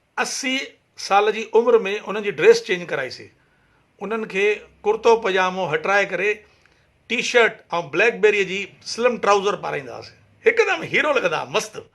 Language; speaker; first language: Sindhi; early bilingual, heritage; Sindhi